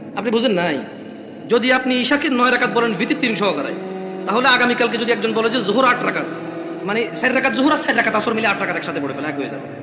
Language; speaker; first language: Bangla; early bilingual, heritage; Bangla